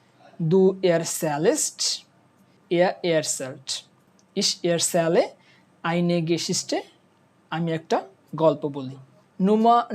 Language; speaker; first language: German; non-native, fluent; Bangla